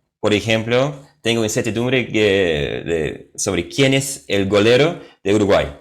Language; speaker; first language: Spanish; non-native, fluent; English